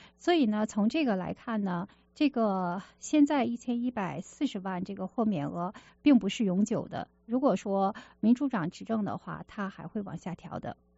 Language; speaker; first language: Chinese; native; Chinese